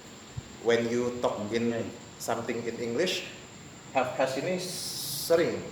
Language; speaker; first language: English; non-native, fluent; Indonesian